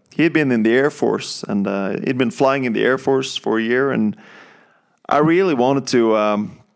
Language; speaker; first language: English; non-native, fluent; Norwegian